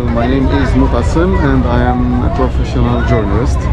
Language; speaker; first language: English; non-native, fluent; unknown